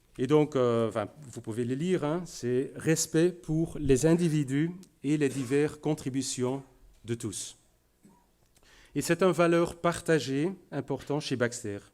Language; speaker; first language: French; non-native, local second language; Dutch